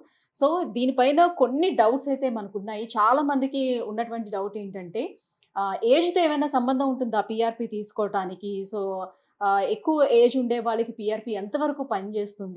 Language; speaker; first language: Telugu; native; Telugu